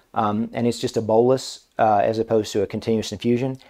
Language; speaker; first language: English; native; English